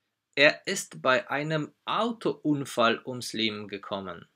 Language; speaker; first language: German; non-native, fluent; Polish